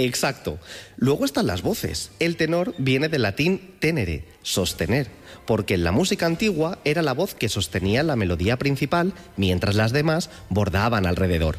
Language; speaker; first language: Spanish; native; Spanish